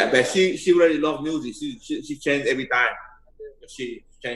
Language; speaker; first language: English; non-native, learner; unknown